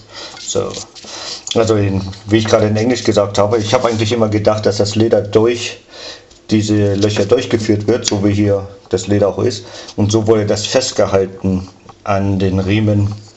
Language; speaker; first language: German; native; German